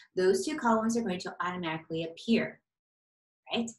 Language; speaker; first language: English; native; English